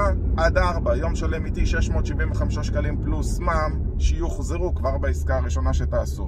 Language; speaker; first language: Hebrew; native; Hebrew